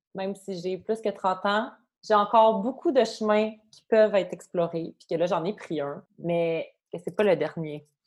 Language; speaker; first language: French; native; French